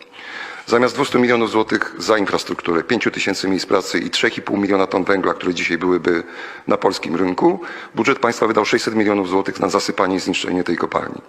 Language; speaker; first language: Polish; native; Polish